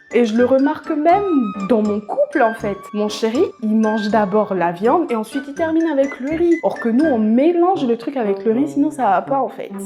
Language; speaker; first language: French; non-native, local second language; Malagasy